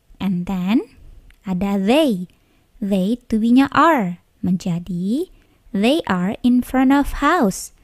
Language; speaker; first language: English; non-native, fluent; Indonesian